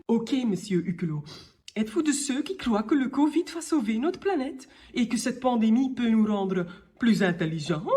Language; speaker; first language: French; native; French